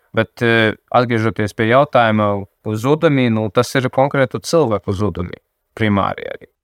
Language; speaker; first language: Latvian; non-native, local second language; Russian